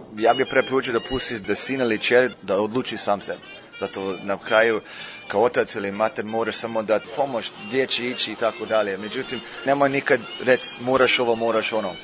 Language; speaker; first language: Croatian; early bilingual, heritage; Croatian